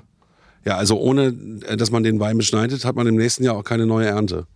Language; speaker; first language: German; native; German